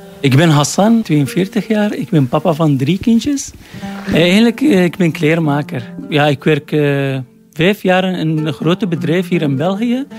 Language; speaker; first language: Dutch; non-native, learner; Arabic